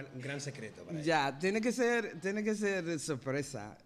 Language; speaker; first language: Spanish; non-native, fluent; English